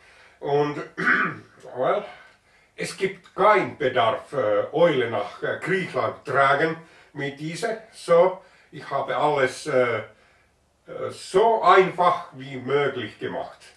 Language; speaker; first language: German; non-native, learner; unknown